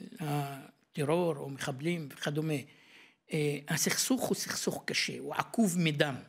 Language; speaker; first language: Hebrew; non-native, local second language; Arabic